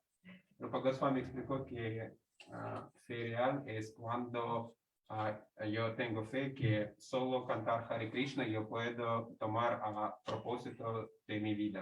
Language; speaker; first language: Spanish; non-native, learner; Russian